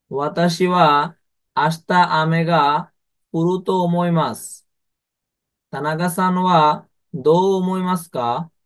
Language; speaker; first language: Japanese; non-native, fluent; Bangla